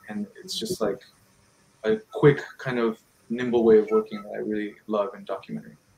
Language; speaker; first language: English; early bilingual, other home language; Spanish